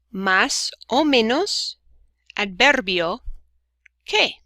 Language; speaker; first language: Spanish; non-native, fluent; English